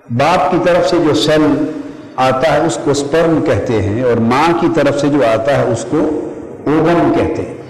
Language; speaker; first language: Urdu; non-native, local second language; Punjabi